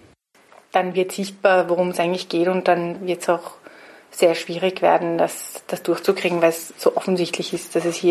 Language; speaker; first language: German; native; German